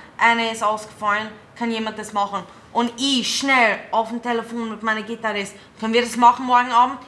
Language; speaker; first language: German; non-native, fluent; English